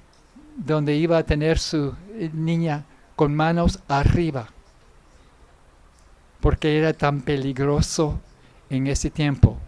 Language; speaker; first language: Spanish; non-native, fluent; English